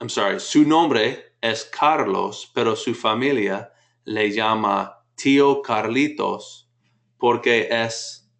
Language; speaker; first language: Spanish; non-native, fluent; English